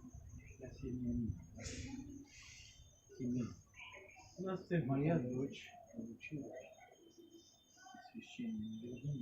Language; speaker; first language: Russian; non-native, learner; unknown